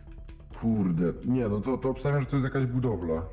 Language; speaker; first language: Polish; native; Polish